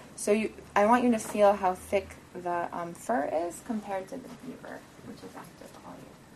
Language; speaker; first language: English; early bilingual, other home language; Persian